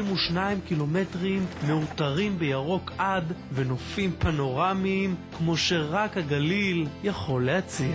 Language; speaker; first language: Hebrew; native; Hebrew